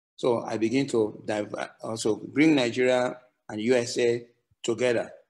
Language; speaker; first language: English; non-native, local second language; Yoruba